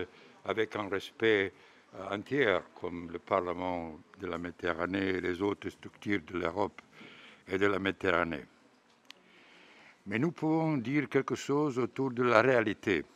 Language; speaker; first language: French; non-native, fluent; Bosnian